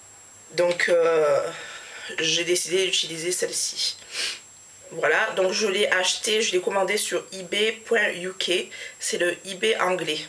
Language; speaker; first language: French; native; French